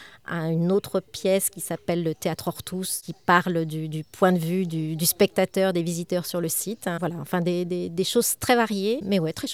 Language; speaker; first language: French; native; French